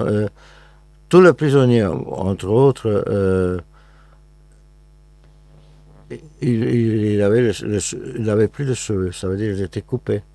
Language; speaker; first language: French; non-native, fluent; Hungarian